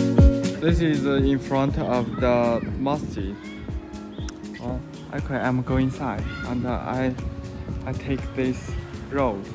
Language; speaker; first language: English; non-native, learner; Chinese